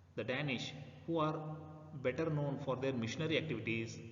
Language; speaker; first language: English; non-native, local second language; Kannada